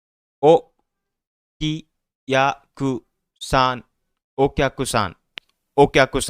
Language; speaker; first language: Japanese; non-native, fluent; Hindi